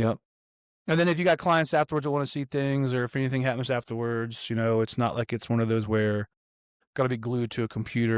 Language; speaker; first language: English; native; English